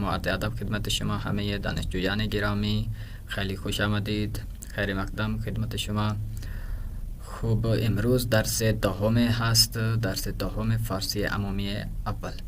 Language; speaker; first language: Persian; non-native, fluent; Urdu